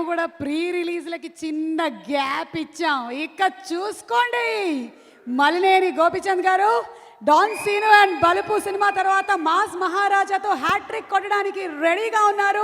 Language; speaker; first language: Telugu; native; Telugu